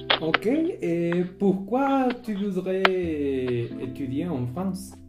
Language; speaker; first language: French; non-native, fluent; Spanish